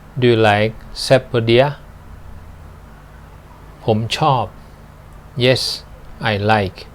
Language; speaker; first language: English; non-native, learner; Thai